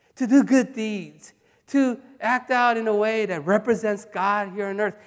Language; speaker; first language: English; early bilingual, other home language; Korean